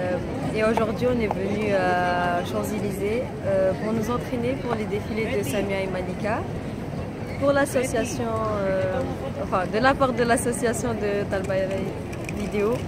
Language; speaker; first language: French; early bilingual, other home language; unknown